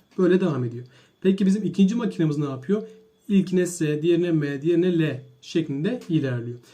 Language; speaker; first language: Turkish; native; Turkish